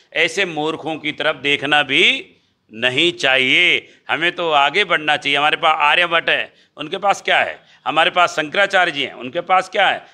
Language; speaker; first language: Hindi; native; Hindi